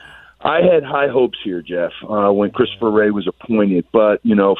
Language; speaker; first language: English; native; English